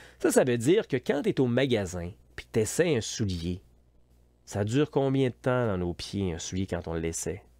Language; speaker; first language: French; native; French